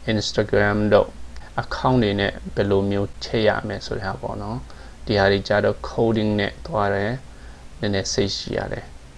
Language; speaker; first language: Burmese; non-native, local second language; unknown